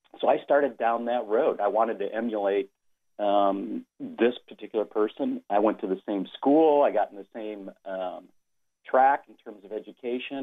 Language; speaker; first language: English; native; English